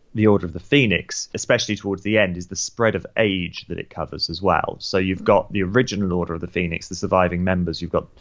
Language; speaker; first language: English; native; English